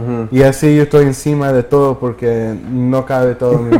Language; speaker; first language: Spanish; early bilingual, heritage; English